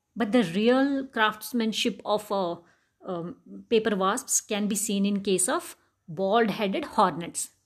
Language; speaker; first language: English; non-native, local second language; Dogri